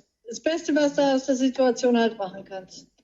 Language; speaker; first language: German; native; German